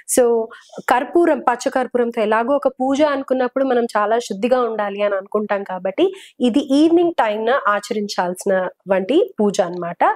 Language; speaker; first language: Telugu; native; Telugu